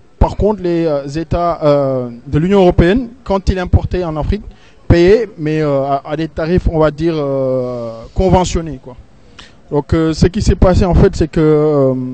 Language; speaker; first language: French; non-native, local second language; Wolof